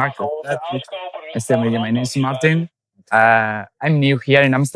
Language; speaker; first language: English; non-native, learner; Spanish